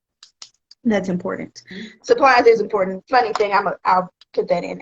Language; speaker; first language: English; native; English